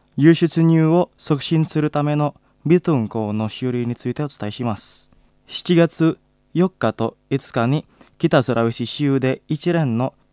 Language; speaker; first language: Japanese; non-native, fluent; Indonesian